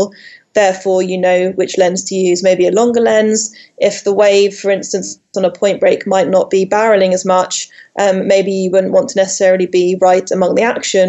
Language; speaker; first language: English; native; English